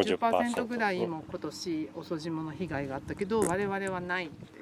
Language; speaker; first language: Japanese; native; Japanese